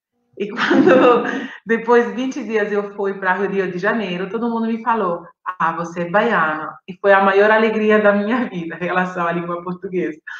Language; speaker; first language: Portuguese; non-native, fluent; Italian